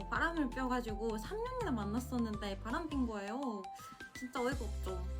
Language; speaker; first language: Korean; non-native, fluent; Japanese